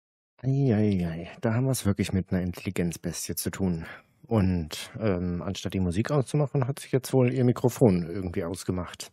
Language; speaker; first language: German; native; German